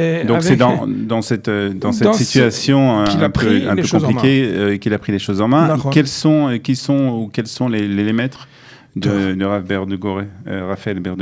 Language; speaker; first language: French; native; French